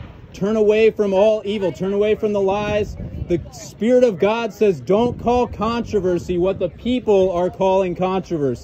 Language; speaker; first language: English; native; English